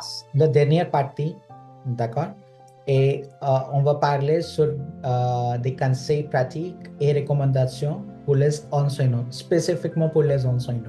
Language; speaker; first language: French; non-native, fluent; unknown